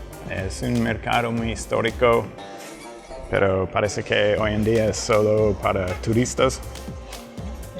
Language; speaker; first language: Spanish; non-native, fluent; English